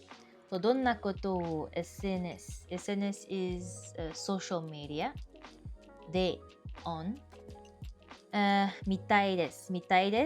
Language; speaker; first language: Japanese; non-native, learner; French